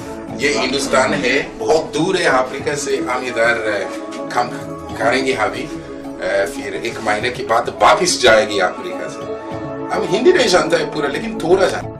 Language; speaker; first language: Hindi; non-native, learner; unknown